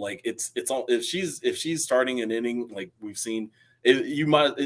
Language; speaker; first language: English; native; English